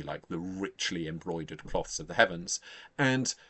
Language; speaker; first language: English; native; English